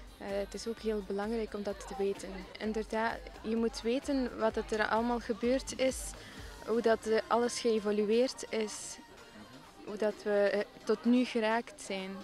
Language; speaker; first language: Dutch; early bilingual, other home language; Armenian